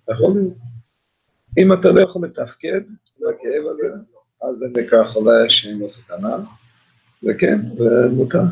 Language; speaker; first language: Hebrew; non-native, fluent; English